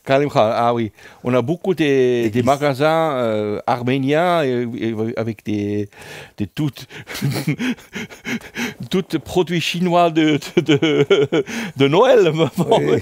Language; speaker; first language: French; non-native, fluent; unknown